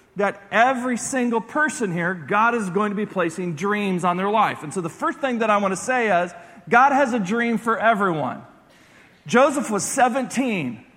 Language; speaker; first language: English; native; English